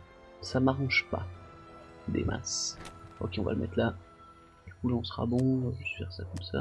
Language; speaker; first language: French; native; French